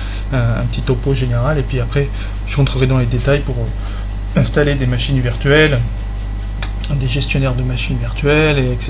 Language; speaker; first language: French; native; French